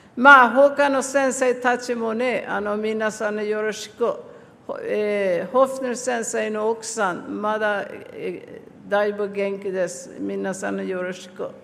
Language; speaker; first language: Japanese; non-native, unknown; Swedish